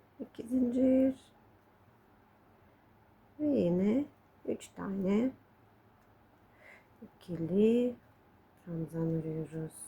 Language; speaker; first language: Turkish; non-native, fluent; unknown